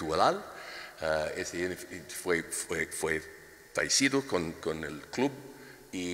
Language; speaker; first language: Spanish; non-native, learner; English